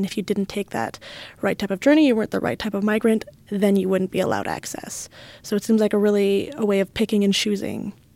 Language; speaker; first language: English; native; English